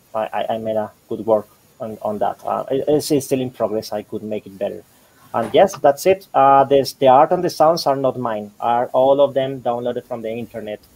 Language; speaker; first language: English; non-native, fluent; Spanish